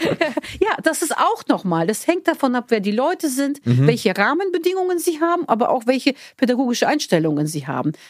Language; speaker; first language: German; non-native, fluent; Bulgarian